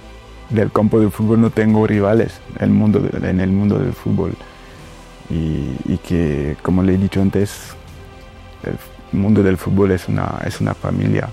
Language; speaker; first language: Spanish; non-native, fluent; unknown